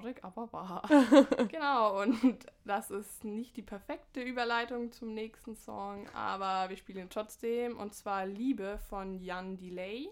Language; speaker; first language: German; native; German